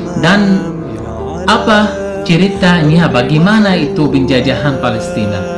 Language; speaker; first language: Indonesian; non-native, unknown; Arabic